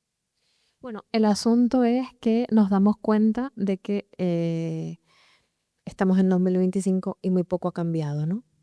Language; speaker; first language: Spanish; native; Spanish